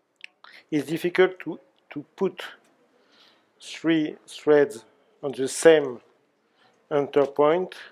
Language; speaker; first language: English; non-native, learner; French